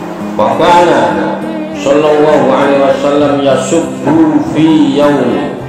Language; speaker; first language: Arabic; non-native, fluent; Javanese